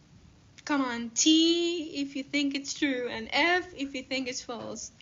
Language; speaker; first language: English; non-native, fluent; Persian